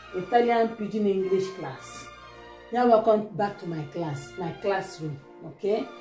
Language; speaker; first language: English; non-native, local second language; Igbo